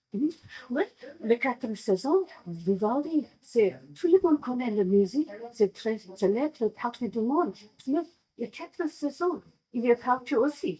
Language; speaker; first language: French; non-native, learner; English